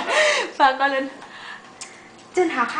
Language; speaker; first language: Chinese; non-native, learner; Thai